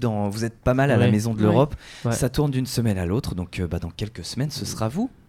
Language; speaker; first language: French; native; French